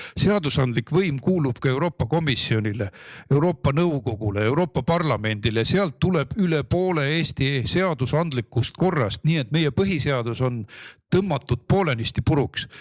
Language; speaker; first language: Estonian; native; Estonian